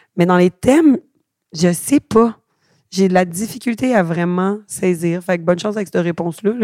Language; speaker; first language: French; native; French